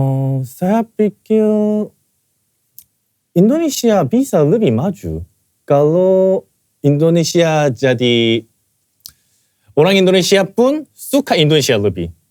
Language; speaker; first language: Indonesian; non-native, learner; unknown